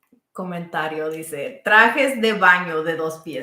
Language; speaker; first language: Spanish; early bilingual, heritage; Spanish